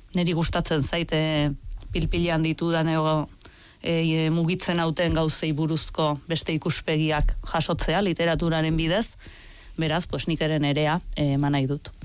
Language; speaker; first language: Basque; native; Basque